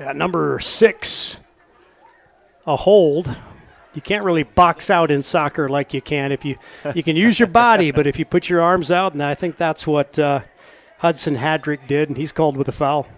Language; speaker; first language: English; native; English